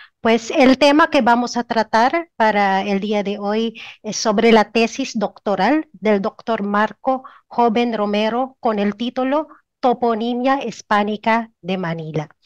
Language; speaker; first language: Spanish; non-native, fluent; Filipino